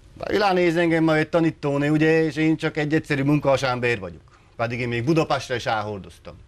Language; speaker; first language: Hungarian; native; Hungarian